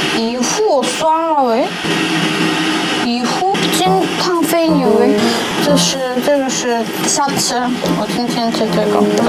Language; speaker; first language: Chinese; non-native, learner; Korean